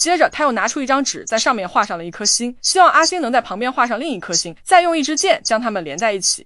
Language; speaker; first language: Chinese; native; Chinese